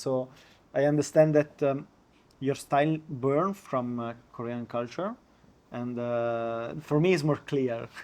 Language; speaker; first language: English; non-native, learner; Italian